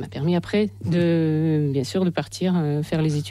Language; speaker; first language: French; non-native, fluent; Russian